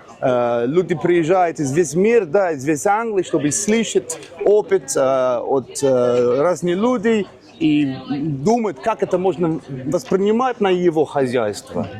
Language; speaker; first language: Russian; non-native, learner; English